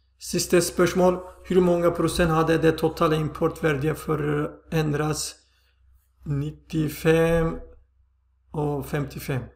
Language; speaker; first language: Swedish; non-native, fluent; Turkish